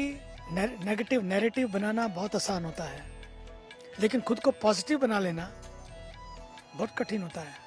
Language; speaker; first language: Hindi; native; Hindi